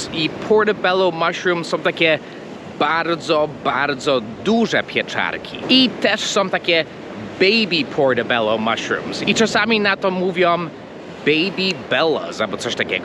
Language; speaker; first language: Polish; early bilingual, heritage; Polish